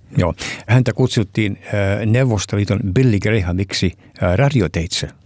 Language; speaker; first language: Finnish; early bilingual, heritage; Finnish